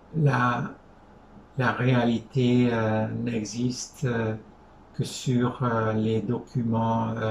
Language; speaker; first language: French; non-native, fluent; Hungarian